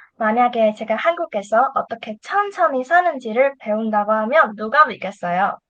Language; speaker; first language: Korean; non-native, fluent; Chinese